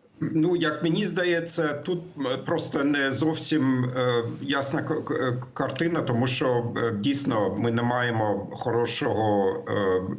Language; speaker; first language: Ukrainian; non-native, fluent; German